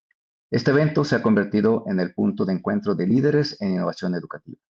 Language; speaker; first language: Spanish; native; Spanish